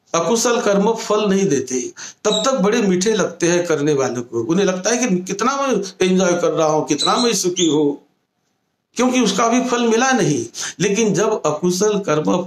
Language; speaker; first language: Hindi; non-native, local second language; Marathi